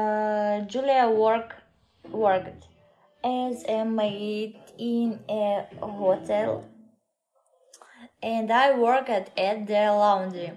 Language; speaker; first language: English; non-native, learner; Russian